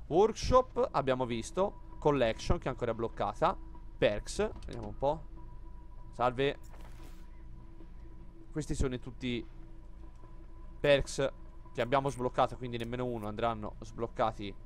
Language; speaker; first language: Italian; native; Italian